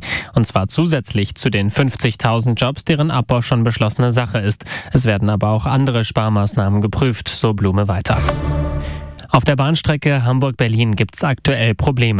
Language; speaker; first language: German; native; German